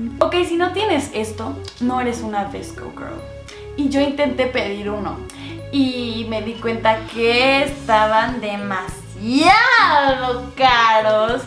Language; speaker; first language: Spanish; native; Spanish